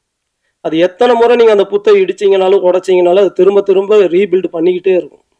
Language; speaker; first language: Tamil; native; Tamil